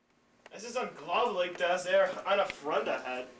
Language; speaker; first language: German; non-native, learner; English